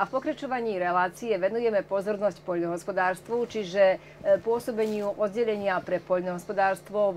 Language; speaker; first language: Slovak; native; Slovak